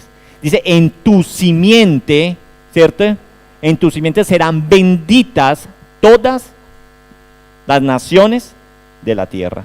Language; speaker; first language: Spanish; native; Spanish